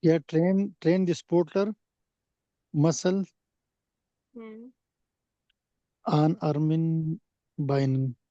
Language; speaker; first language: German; non-native, learner; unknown